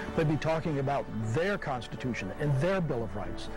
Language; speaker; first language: English; native; English